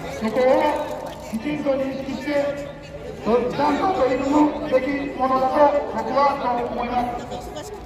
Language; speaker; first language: Japanese; non-native, fluent; Marathi